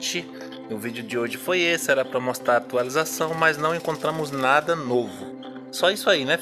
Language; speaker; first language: Portuguese; native; Portuguese